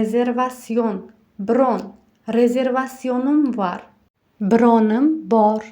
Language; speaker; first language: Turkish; non-native, fluent; Uzbek